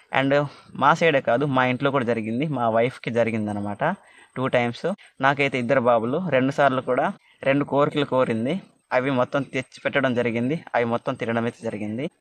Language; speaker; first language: Telugu; non-native, local second language; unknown